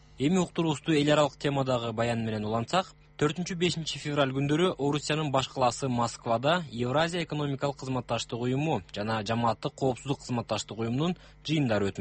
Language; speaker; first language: Kyrgyz; native; Kyrgyz